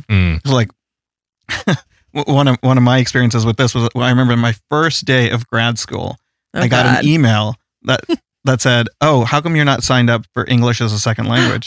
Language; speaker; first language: English; early bilingual, other home language; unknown